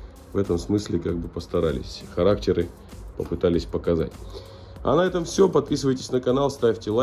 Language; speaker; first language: Russian; native; Russian